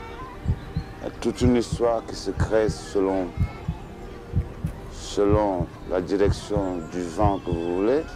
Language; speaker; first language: French; non-native, local second language; Wolof